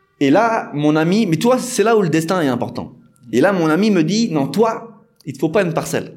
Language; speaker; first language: French; native; French